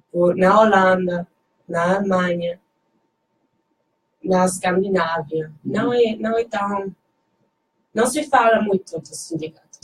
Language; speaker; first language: Portuguese; non-native, learner; Dutch